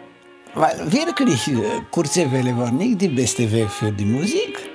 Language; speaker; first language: German; non-native, learner; Romanian